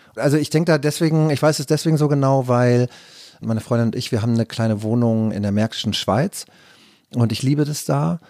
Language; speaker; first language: German; native; German